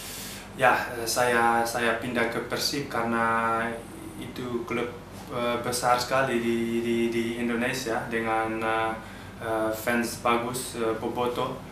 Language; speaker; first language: Indonesian; early bilingual, heritage; Dutch